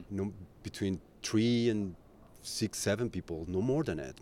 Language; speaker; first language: English; non-native, fluent; Spanish